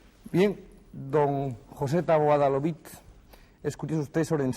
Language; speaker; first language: Spanish; native; Spanish